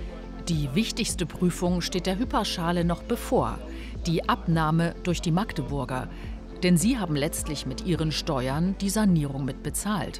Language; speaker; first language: German; native; German